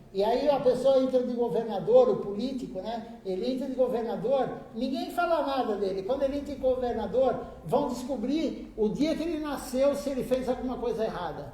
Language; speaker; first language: Portuguese; native; Portuguese